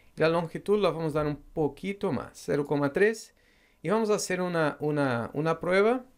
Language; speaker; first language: Spanish; non-native, fluent; Portuguese